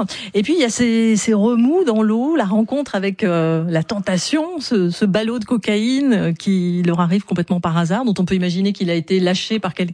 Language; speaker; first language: French; native; French